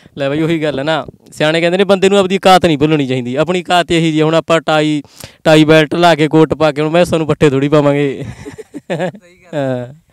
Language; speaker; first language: Punjabi; native; Punjabi